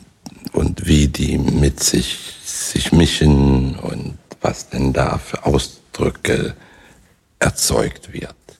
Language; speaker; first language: German; non-native, fluent; Swedish